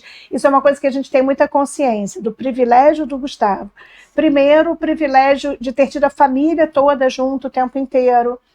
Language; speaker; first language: Portuguese; native; Portuguese